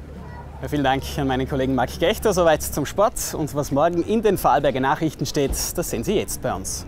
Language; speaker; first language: German; native; German